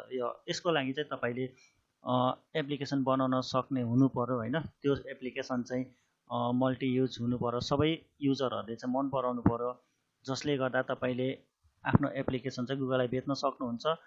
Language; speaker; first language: Nepali; native; Nepali